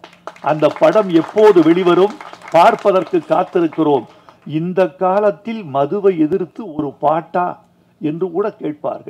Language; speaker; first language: Tamil; native; Tamil